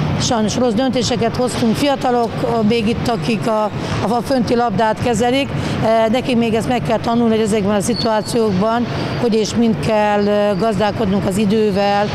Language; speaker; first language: Hungarian; native; Hungarian